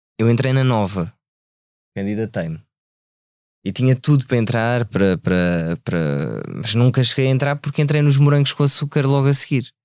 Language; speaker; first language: Portuguese; early bilingual, other home language; French